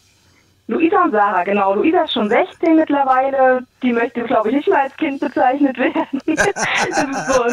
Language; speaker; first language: German; native; German